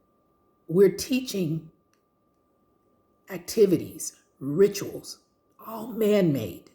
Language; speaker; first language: English; native; English